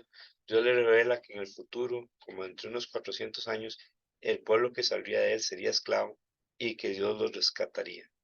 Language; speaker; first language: Spanish; native; Spanish